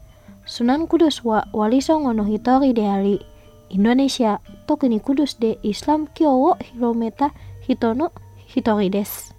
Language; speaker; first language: Japanese; non-native, fluent; Indonesian